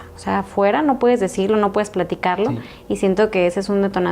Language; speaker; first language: Spanish; native; Spanish